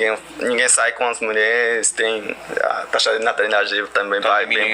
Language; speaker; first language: Portuguese; non-native, learner; Japanese